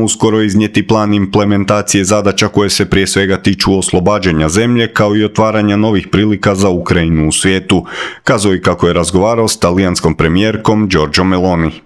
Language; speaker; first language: Croatian; native; Croatian